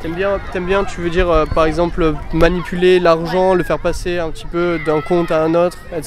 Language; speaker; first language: French; native; French